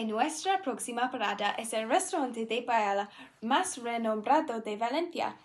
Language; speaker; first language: Spanish; non-native, learner; English